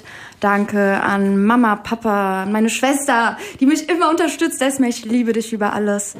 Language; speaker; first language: German; early bilingual, other home language; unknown